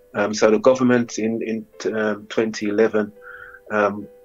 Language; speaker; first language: English; native; English